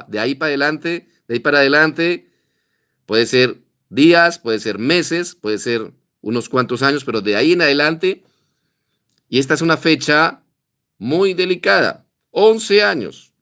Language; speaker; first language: Spanish; native; Spanish